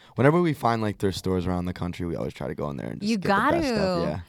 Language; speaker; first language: English; native; English